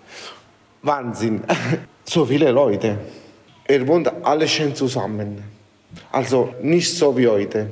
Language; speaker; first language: German; non-native, learner; Italian